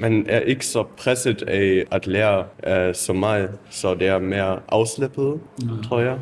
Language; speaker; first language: Danish; early bilingual, heritage; German